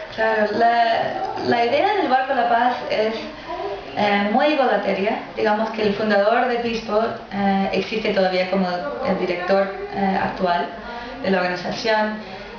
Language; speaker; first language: Spanish; non-native, fluent; English